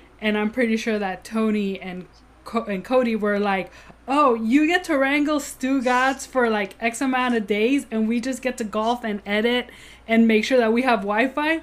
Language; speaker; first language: English; native; English